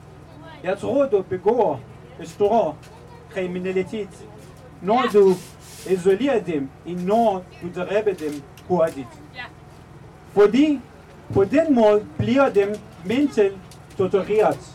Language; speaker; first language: Danish; non-native, fluent; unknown